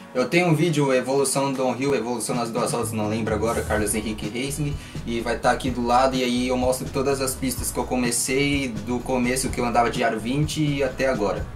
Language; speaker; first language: Portuguese; native; Portuguese